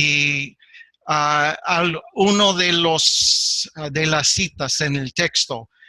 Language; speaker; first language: Spanish; non-native, fluent; English